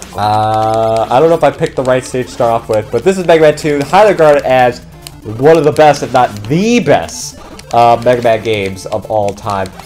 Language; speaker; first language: English; native; English